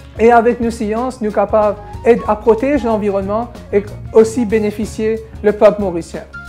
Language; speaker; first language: French; non-native, local second language; Morisyen